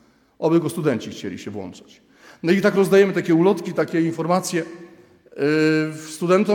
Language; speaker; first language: Polish; native; Polish